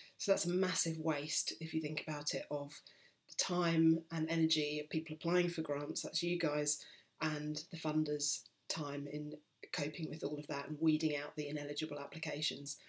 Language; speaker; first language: English; native; English